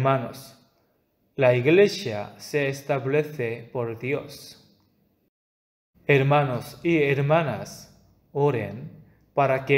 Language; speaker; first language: Spanish; non-native, fluent; Korean